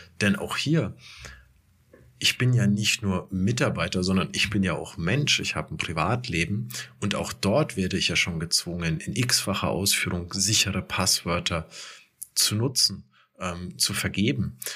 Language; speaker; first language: German; native; German